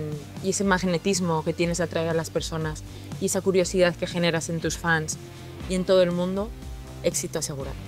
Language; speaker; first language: Spanish; native; Spanish